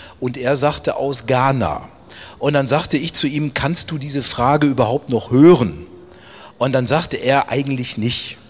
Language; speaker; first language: German; native; German